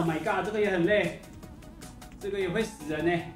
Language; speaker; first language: Chinese; native; Chinese